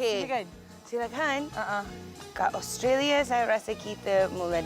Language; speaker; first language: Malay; non-native, learner; English